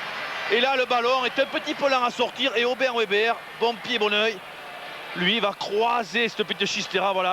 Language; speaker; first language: French; native; French